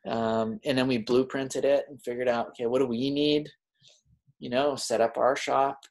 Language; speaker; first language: English; native; English